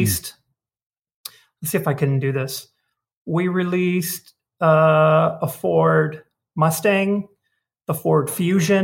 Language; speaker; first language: English; native; English